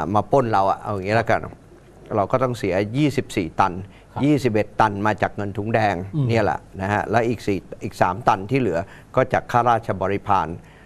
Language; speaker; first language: Thai; native; Thai